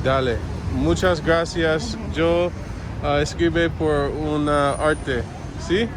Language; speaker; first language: Spanish; non-native, learner; English